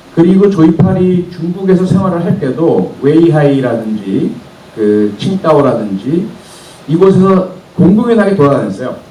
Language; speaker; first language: Korean; native; Korean